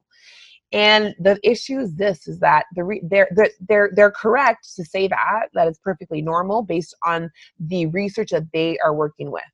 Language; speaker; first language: English; native; English